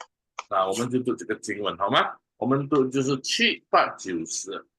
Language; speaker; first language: Chinese; non-native, fluent; Indonesian